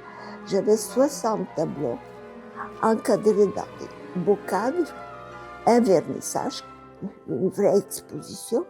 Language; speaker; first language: French; non-native, fluent; Bulgarian